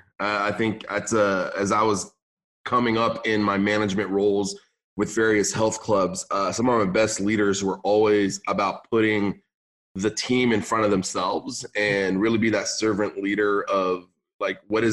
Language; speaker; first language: English; early bilingual, other home language; Arabic